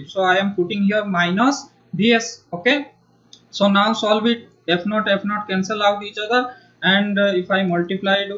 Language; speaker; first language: English; non-native, local second language; Hindi